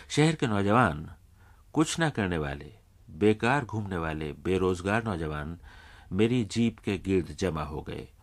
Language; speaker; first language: Urdu; native; Urdu